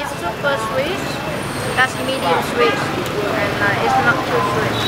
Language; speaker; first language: English; non-native, learner; Vietnamese